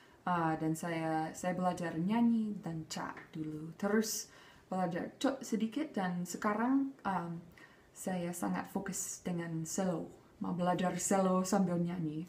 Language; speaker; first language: Indonesian; non-native, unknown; English